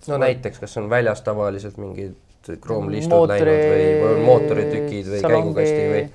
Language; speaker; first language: Estonian; native; Estonian